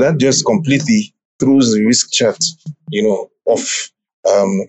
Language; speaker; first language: English; non-native, local second language; Yoruba